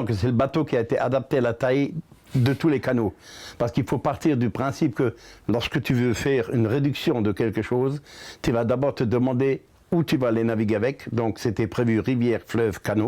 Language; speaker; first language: French; native; French